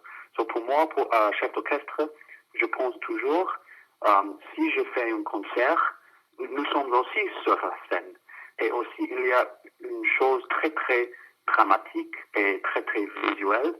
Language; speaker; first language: French; non-native, fluent; English